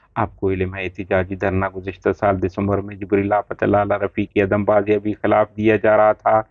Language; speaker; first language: Urdu; non-native, local second language; Baluchi